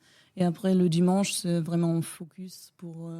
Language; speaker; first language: French; non-native, learner; German